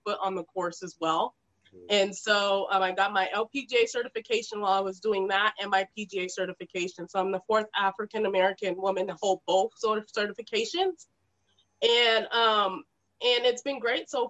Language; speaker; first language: English; native; English